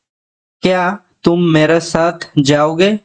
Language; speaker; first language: Hindi; non-native, fluent; Bangla